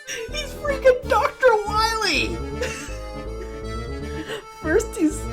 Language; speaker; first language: English; native; English